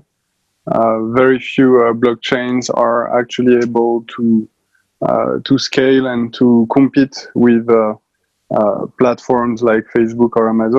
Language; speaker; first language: English; non-native, fluent; French